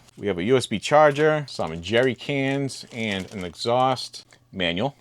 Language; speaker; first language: English; native; English